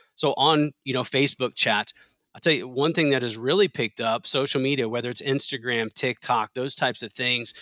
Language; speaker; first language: English; native; English